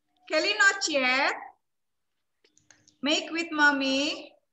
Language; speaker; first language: English; non-native, fluent; Indonesian